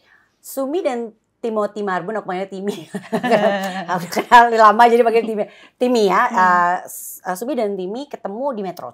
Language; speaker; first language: Indonesian; native; Indonesian